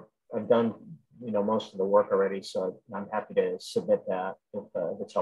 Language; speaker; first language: English; native; English